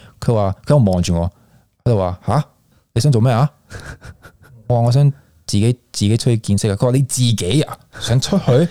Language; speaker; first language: Cantonese; early bilingual, heritage; Cantonese